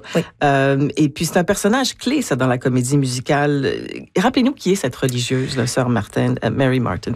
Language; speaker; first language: French; native; French